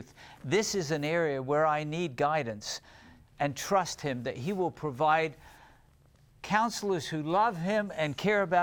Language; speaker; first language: English; native; English